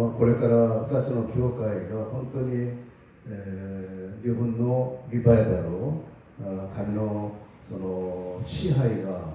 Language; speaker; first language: Japanese; non-native, fluent; Korean